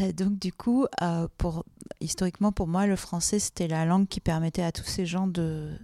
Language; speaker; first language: French; native; French